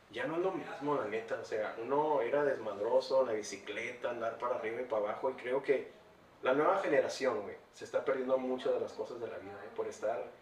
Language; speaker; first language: Spanish; early bilingual, heritage; Spanish